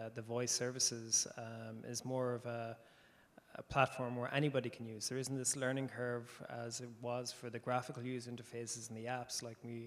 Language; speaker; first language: English; native; English